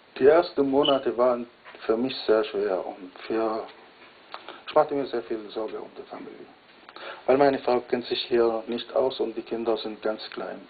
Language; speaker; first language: German; non-native, fluent; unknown